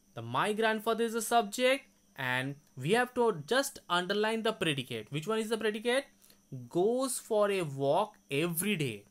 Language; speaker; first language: English; non-native, local second language; Bangla